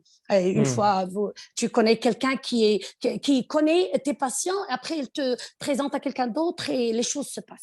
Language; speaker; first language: French; non-native, local second language; Arabic